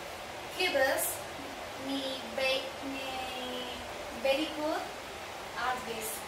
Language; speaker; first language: English; non-native, learner; Spanish